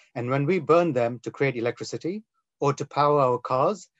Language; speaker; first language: English; non-native, local second language; Tamil